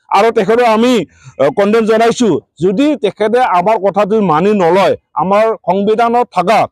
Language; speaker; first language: Assamese; non-native, local second language; Bodo